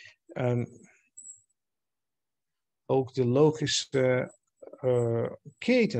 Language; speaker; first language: Dutch; non-native, fluent; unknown